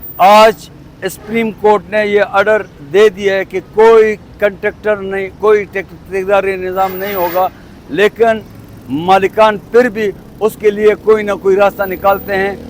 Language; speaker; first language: Urdu; non-native, local second language; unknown